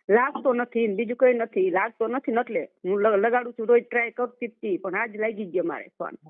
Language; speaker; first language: Gujarati; native; Gujarati